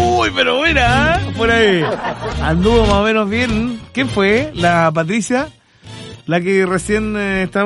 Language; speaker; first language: Spanish; native; Spanish